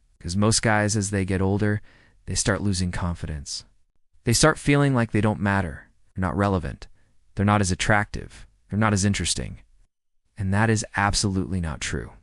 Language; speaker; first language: English; native; English